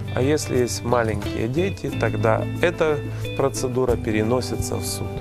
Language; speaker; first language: Russian; native; Russian